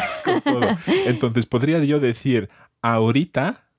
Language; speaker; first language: Spanish; non-native, fluent; English